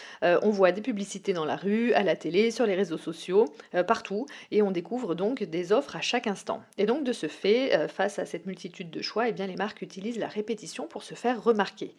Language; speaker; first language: French; native; French